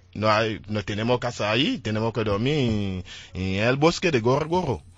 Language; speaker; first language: Spanish; non-native, learner; French